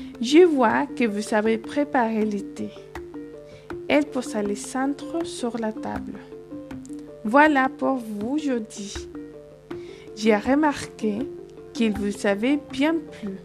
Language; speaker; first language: French; non-native, fluent; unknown